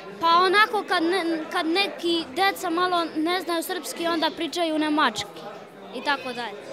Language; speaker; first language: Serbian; early bilingual, other home language; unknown